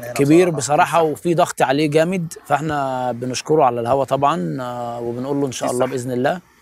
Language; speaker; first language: Arabic; native; Arabic